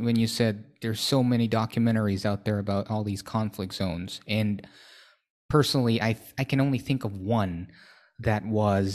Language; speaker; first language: English; non-native, local second language; Filipino